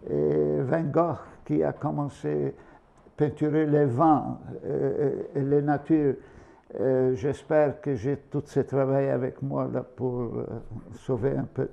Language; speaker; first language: French; non-native, fluent; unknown